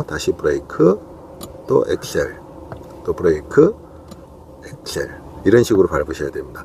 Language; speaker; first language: Korean; native; Korean